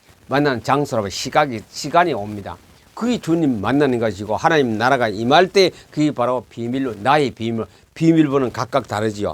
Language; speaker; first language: Korean; native; Korean